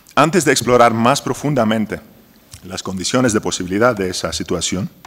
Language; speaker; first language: Spanish; non-native, fluent; Greek